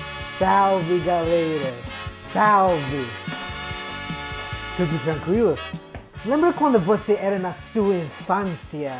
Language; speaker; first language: Portuguese; non-native, fluent; English